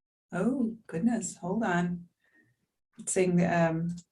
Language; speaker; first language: English; native; English